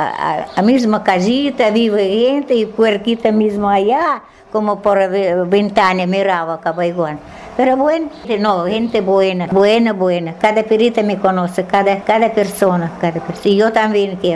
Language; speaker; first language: Spanish; non-native, learner; Russian